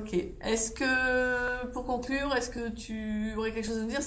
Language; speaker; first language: French; native; French